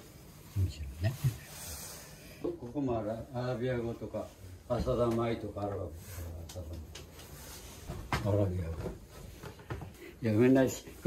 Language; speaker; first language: Japanese; native; Japanese